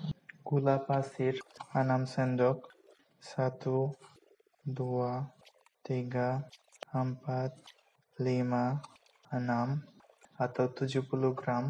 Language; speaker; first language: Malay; non-native, local second language; Bangla